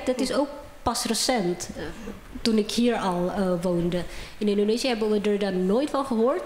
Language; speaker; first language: Dutch; non-native, fluent; Indonesian